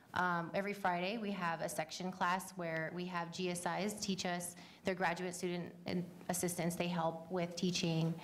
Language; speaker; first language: English; native; English